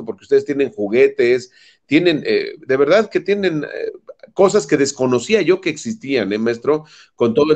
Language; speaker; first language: Spanish; native; Spanish